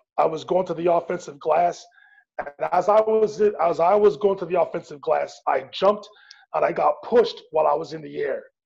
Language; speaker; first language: English; native; English